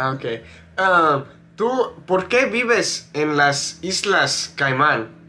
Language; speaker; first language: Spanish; non-native, fluent; English